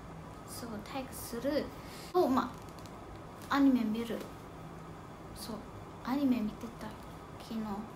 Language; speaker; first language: Japanese; non-native, fluent; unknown